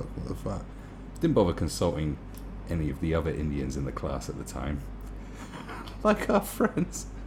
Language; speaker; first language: English; native; English